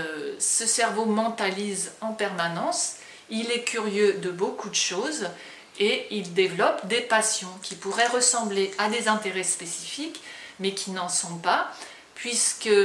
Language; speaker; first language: French; native; French